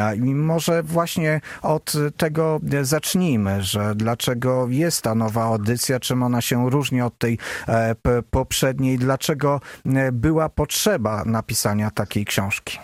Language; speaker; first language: Polish; native; Polish